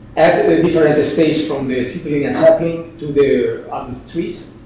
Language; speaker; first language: English; non-native, fluent; Spanish